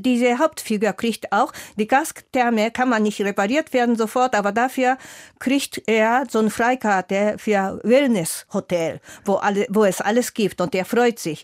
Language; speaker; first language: German; non-native, fluent; Japanese